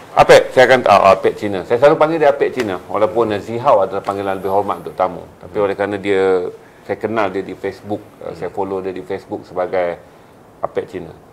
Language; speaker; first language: Malay; native; Malay